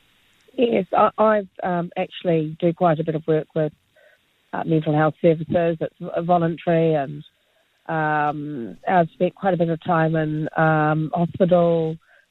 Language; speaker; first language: English; native; English